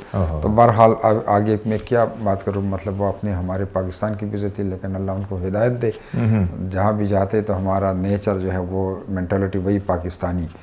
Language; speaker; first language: Urdu; non-native, local second language; Pashto